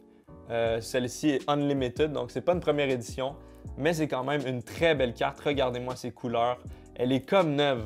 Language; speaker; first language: French; native; French